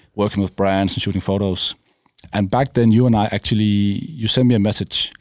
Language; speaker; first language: English; non-native, fluent; Danish